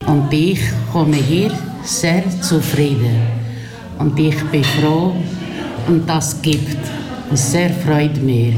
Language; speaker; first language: German; non-native, learner; Kurdish